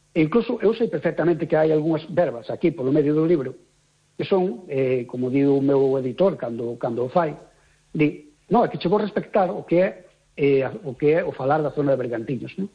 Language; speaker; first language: Galician; native; Galician